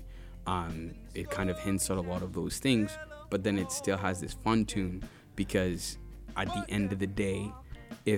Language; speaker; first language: English; non-native, local second language; Ganda